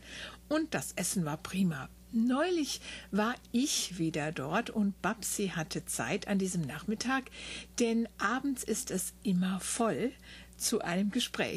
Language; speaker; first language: German; native; German